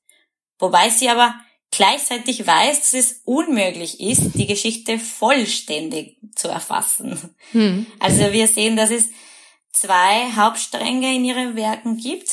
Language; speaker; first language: German; non-native, fluent; Spanish